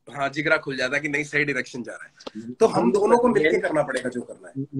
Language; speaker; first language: Hindi; native; Hindi